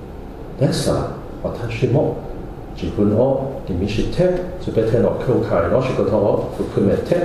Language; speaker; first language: Japanese; non-native, fluent; English